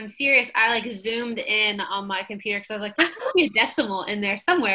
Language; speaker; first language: English; native; English